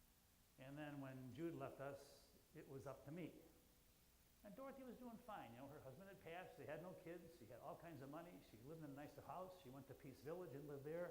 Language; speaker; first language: English; native; English